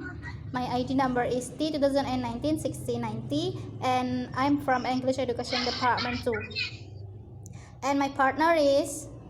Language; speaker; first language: English; non-native, learner; Indonesian